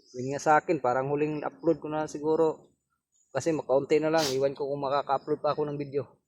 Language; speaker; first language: Filipino; non-native, local second language; Cebuano